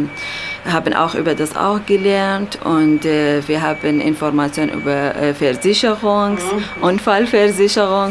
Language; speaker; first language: German; non-native, learner; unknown